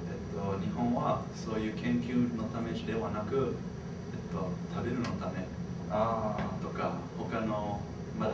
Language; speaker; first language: Japanese; non-native, fluent; English